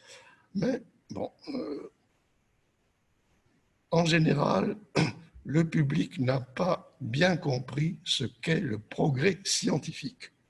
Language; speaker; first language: French; native; French